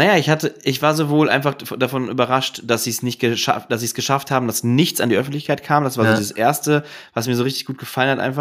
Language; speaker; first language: German; native; German